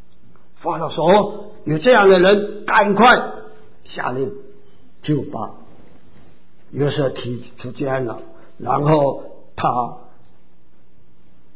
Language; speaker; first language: Chinese; native; Chinese